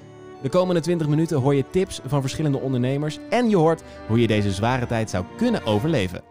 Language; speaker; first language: Dutch; native; Dutch